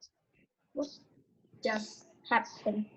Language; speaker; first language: English; non-native, learner; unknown